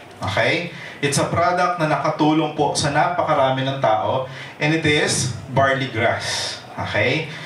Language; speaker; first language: Filipino; native; Filipino